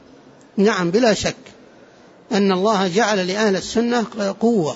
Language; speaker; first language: Arabic; native; Arabic